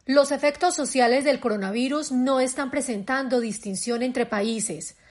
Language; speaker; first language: Spanish; early bilingual, heritage; Spanish